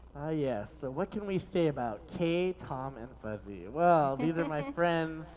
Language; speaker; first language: English; native; English